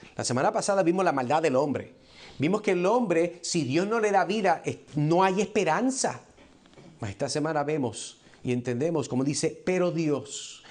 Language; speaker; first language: Spanish; early bilingual, heritage; Spanish